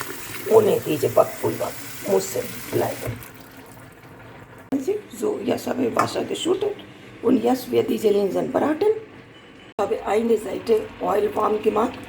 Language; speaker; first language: German; non-native, learner; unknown